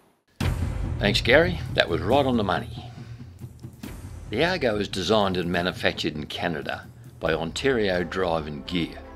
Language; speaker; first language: English; native; English